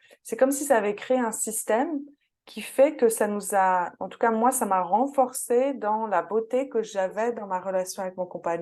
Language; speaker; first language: French; native; French